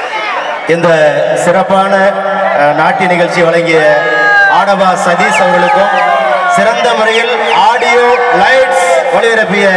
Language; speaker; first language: Tamil; native; Tamil